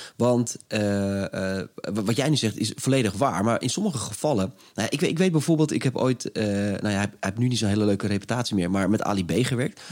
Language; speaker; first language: Dutch; native; Dutch